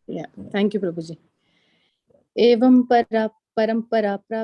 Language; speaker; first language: English; non-native, local second language; Telugu